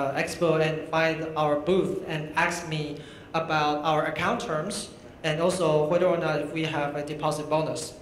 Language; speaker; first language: English; non-native, fluent; Chinese